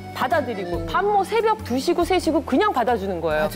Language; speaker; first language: Korean; native; Korean